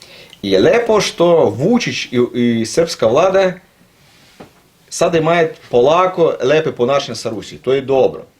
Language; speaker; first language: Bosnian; non-native, learner; Russian